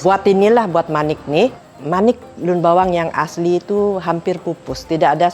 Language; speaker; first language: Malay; non-native, local second language; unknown